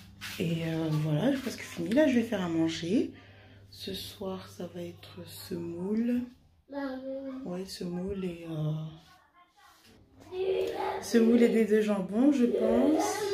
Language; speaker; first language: French; native; French